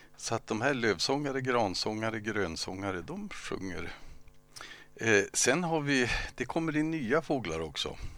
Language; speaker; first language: Swedish; native; Swedish